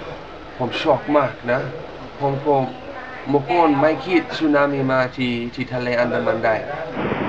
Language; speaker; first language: Thai; non-native, learner; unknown